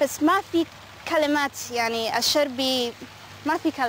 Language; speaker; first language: Arabic; non-native, learner; English